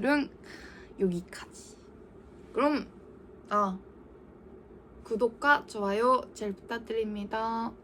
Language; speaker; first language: Korean; non-native, learner; Japanese